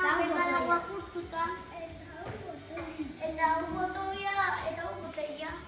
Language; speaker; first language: Basque; non-native, local second language; Spanish